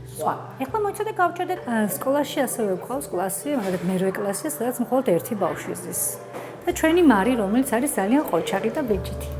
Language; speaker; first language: Georgian; native; Georgian